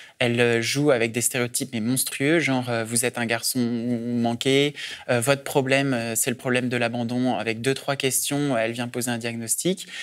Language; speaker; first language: French; native; French